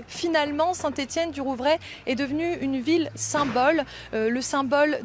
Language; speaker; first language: French; native; French